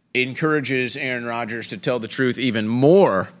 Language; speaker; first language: English; native; English